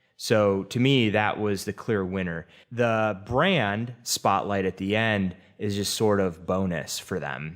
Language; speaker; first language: English; native; English